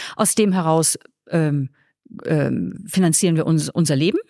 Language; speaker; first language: German; native; German